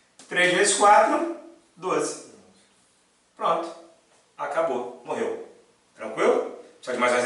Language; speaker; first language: Portuguese; native; Portuguese